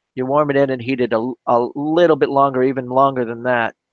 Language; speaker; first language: English; native; English